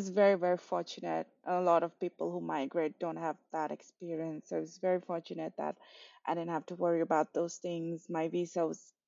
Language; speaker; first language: English; non-native, local second language; Nepali